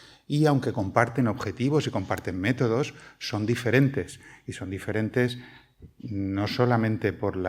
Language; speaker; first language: Spanish; native; Spanish